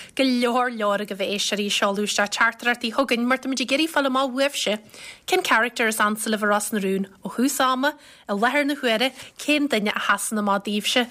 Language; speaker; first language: Irish; native; Irish